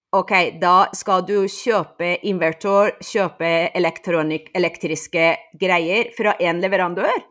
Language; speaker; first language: Norwegian; non-native, fluent; Persian